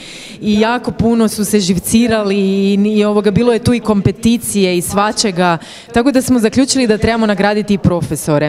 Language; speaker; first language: Croatian; native; Croatian